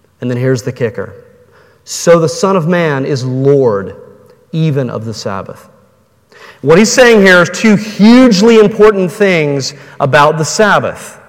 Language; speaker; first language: English; native; English